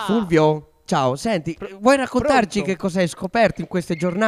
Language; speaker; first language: Italian; native; Italian